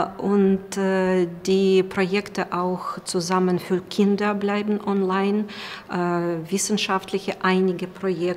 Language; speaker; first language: German; non-native, learner; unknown